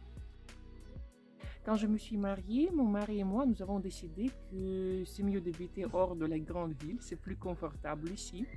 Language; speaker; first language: French; non-native, fluent; Russian